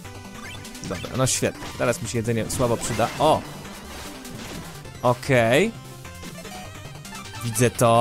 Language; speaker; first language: Polish; native; Polish